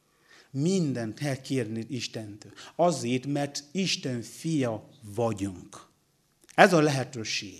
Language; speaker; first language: Hungarian; non-native, learner; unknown